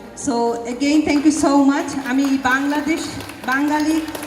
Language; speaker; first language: English; early bilingual, other home language; Sylheti